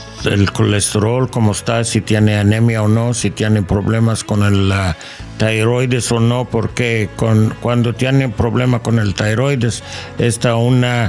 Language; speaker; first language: Spanish; non-native, learner; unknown